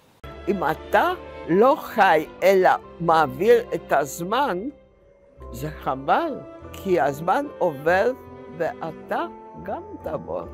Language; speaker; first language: Hebrew; non-native, fluent; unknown